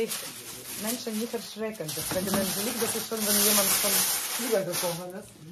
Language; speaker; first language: German; non-native, fluent; Russian